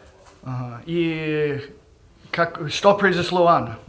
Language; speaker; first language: Russian; non-native, learner; English